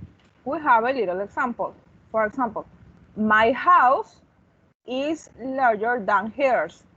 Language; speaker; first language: English; non-native, learner; Spanish